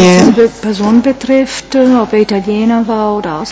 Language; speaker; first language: German; non-native, fluent; Italian